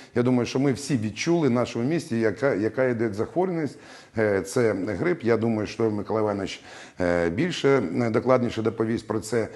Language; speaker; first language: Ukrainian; native; Ukrainian